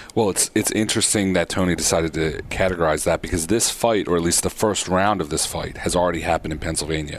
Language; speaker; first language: English; native; English